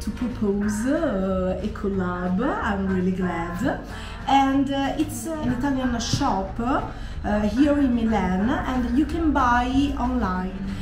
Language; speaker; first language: English; non-native, fluent; Italian